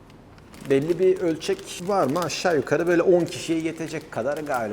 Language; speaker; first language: Turkish; native; Turkish